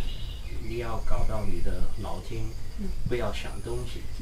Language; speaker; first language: Chinese; non-native, learner; English